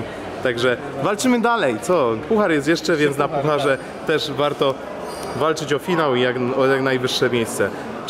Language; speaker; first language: Polish; native; Polish